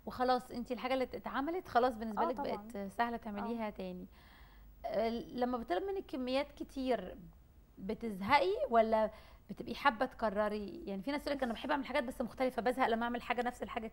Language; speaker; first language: Arabic; native; Arabic